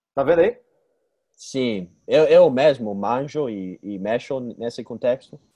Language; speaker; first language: Portuguese; non-native, fluent; English